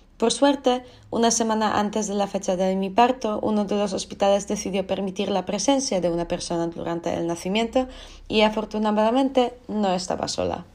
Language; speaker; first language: Spanish; non-native, learner; Polish